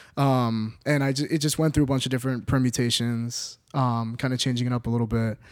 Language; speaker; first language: English; native; English